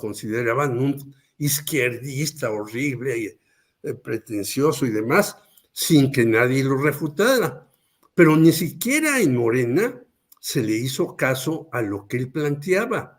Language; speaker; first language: Spanish; native; Spanish